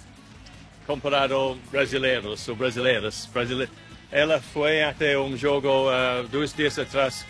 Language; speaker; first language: Portuguese; non-native, learner; English